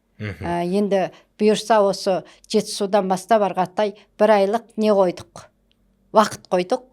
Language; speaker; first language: Kazakh; early bilingual, heritage; Kazakh